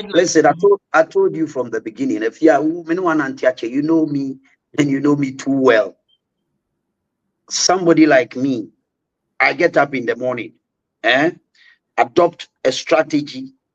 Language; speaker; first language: English; non-native, local second language; Akan